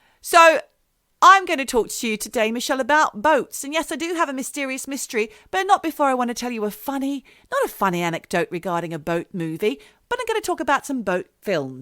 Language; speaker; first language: English; native; English